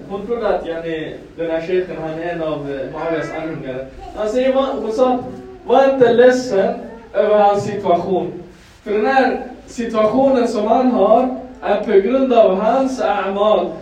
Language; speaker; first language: Swedish; non-native, fluent; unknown